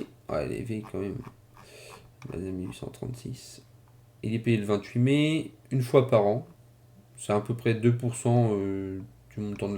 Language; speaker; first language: French; native; French